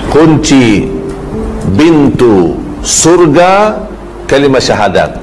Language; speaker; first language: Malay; non-native, fluent; Arabic